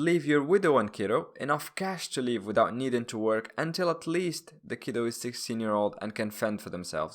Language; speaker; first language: English; non-native, fluent; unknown